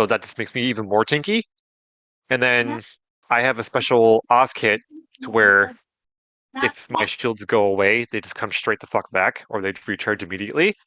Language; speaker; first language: English; native; English